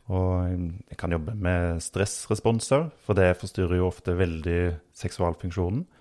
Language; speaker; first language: Norwegian; native; Norwegian